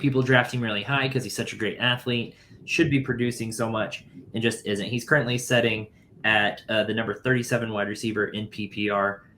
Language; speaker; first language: English; native; English